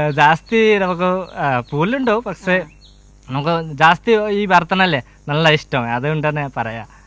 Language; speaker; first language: Malayalam; non-native, local second language; Bangla